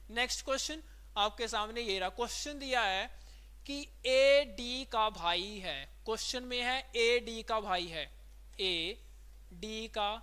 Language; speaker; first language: Hindi; native; Hindi